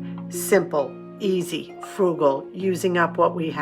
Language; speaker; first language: English; native; English